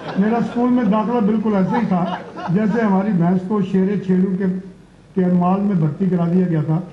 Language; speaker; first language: Urdu; non-native, local second language; Punjabi